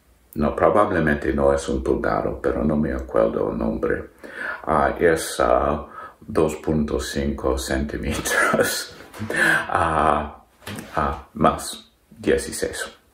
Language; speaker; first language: Spanish; non-native, learner; English